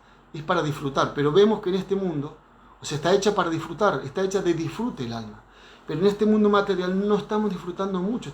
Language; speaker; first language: Spanish; native; Spanish